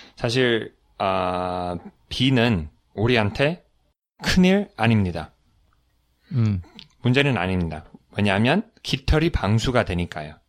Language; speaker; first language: Korean; non-native, fluent; English